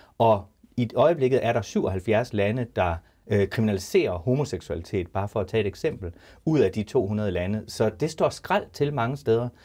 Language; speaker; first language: Danish; native; Danish